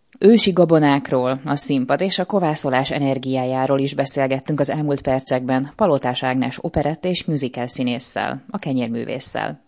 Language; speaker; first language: Hungarian; native; Hungarian